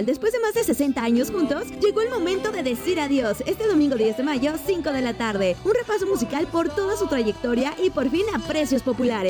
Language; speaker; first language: Spanish; native; Spanish